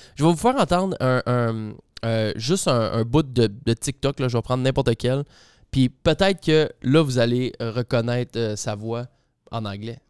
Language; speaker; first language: French; native; French